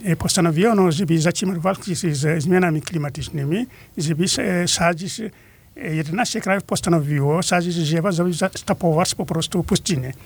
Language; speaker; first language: Polish; non-native, fluent; Fula